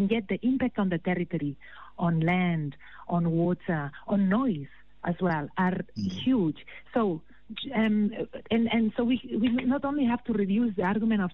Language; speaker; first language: English; non-native, fluent; Spanish